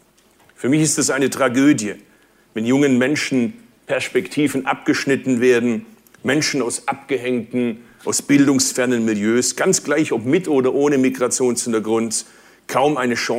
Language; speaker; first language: German; early bilingual, other home language; Turkish